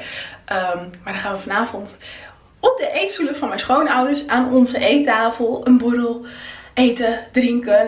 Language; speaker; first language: Dutch; native; Dutch